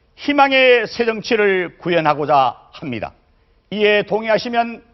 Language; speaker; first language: Korean; native; Korean